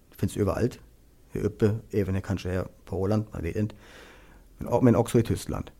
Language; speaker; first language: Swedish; non-native, fluent; German